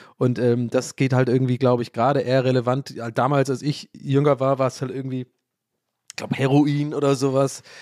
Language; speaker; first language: German; early bilingual, other home language; English